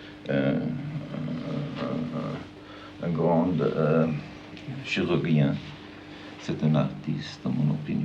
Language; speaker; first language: French; non-native, fluent; German